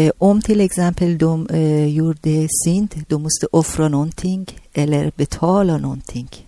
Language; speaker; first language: Swedish; non-native, learner; Persian